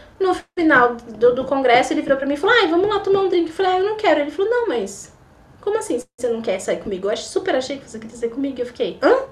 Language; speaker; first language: Portuguese; native; Portuguese